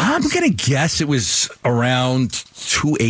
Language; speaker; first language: English; native; English